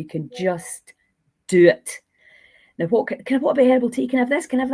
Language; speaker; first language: English; native; English